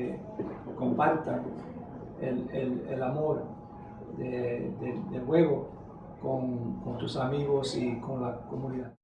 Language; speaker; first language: Spanish; early bilingual, heritage; English